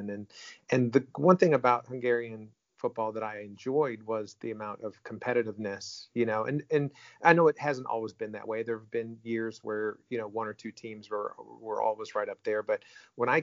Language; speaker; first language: English; native; English